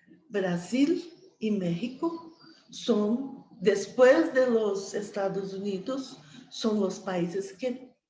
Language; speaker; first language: Spanish; non-native, fluent; Portuguese